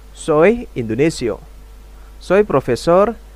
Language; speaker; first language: Spanish; non-native, fluent; Indonesian